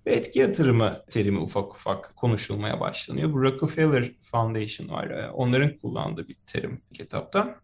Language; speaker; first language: Turkish; native; Turkish